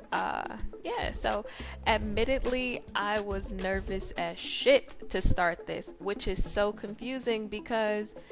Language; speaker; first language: English; native; English